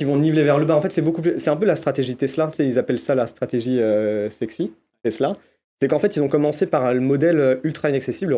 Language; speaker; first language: French; native; French